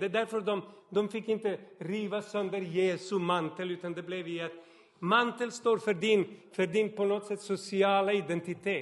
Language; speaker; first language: Swedish; non-native, fluent; Serbian